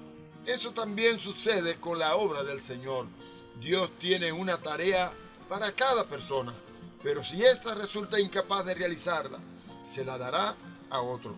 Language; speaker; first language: Spanish; native; Spanish